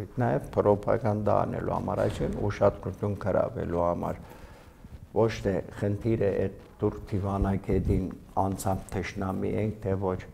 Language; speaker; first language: Armenian; early bilingual, heritage; Armenian